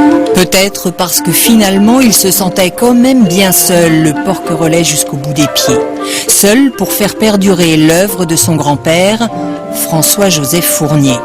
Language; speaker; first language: French; native; French